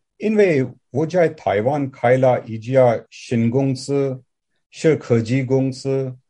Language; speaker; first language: Chinese; non-native, learner; English